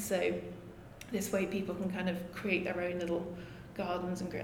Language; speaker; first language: English; native; English